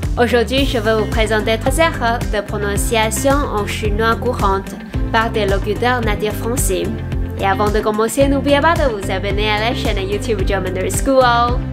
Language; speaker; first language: French; non-native, fluent; Chinese